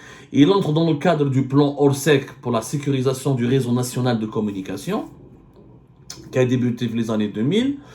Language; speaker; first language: French; non-native, local second language; Arabic